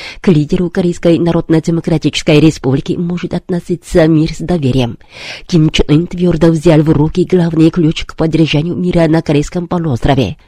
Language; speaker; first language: Russian; non-native, fluent; Korean